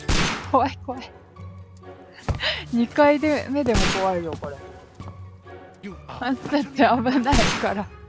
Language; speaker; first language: Japanese; native; Japanese